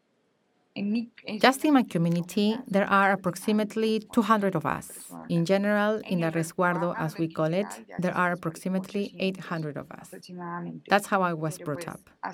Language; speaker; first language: English; non-native, fluent; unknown